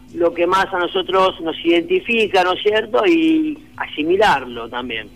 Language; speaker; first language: Spanish; native; Spanish